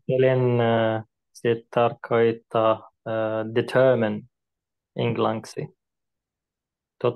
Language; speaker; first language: Finnish; non-native, learner; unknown